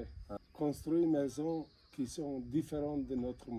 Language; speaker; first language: French; non-native, learner; Bosnian